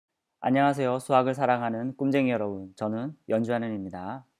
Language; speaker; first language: Korean; native; Korean